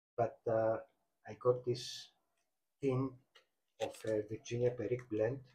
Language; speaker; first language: English; non-native, fluent; Greek